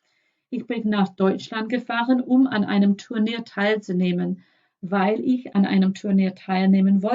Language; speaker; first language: German; non-native, fluent; English